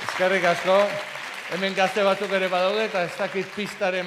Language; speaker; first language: Basque; native; Basque